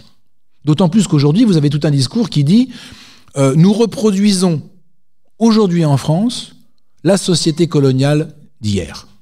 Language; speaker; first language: French; native; French